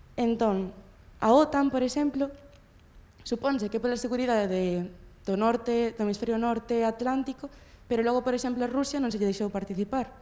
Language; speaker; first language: Galician; non-native, local second language; Spanish